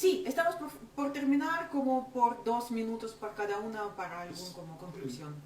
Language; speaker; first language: Spanish; non-native, fluent; Ukrainian